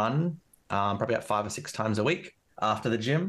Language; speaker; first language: English; native; English